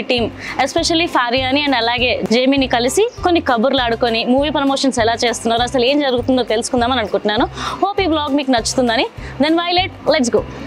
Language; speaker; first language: Telugu; native; Telugu